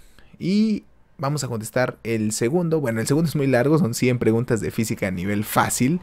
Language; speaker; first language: Spanish; native; Spanish